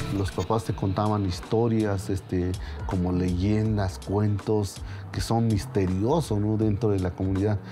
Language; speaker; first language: Spanish; non-native, local second language; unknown